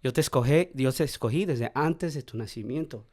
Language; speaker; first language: Spanish; early bilingual, heritage; Spanish